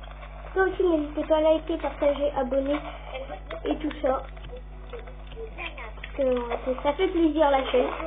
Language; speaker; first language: French; native; French